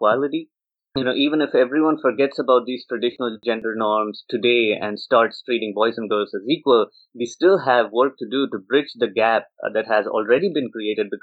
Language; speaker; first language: English; non-native, local second language; Odia